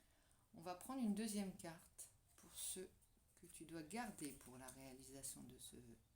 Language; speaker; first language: French; native; French